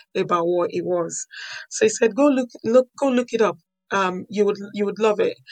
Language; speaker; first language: English; non-native, local second language; Yoruba